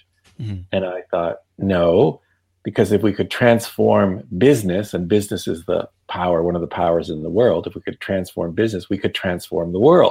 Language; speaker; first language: English; non-native, fluent; Yiddish